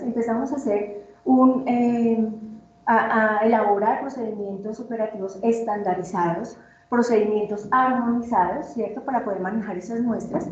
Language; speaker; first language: Spanish; native; Spanish